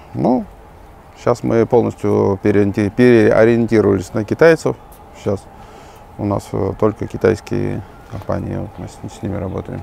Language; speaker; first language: Russian; native; Russian